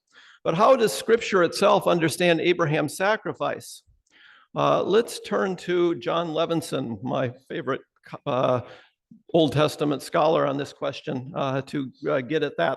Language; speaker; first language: English; native; English